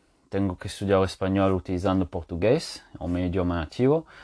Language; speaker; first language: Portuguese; non-native, fluent; Italian